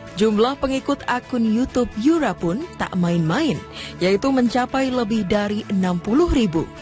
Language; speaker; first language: Indonesian; native; Indonesian